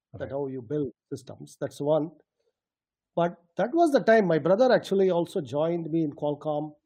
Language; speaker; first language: English; non-native, local second language; Tamil